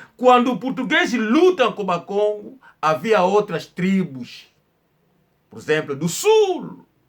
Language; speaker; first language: Portuguese; non-native, local second language; Kongo